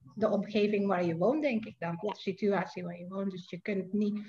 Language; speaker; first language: Dutch; non-native, fluent; Indonesian